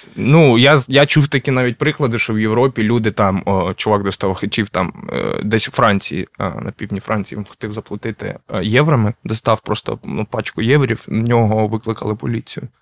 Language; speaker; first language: Ukrainian; non-native, local second language; Russian